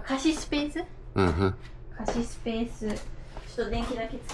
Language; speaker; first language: Japanese; native; Japanese